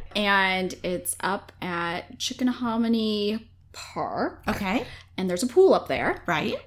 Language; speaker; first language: English; native; English